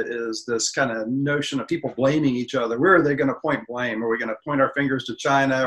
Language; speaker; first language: English; native; English